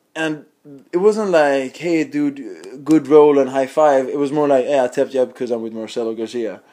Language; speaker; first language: English; non-native, fluent; Swedish